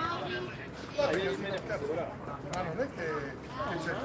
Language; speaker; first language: Italian; native; Italian